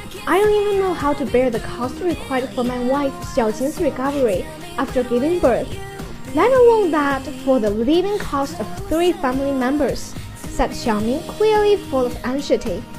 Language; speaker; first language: English; non-native, fluent; Chinese